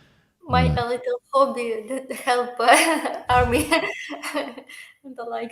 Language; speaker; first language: English; non-native, learner; Ukrainian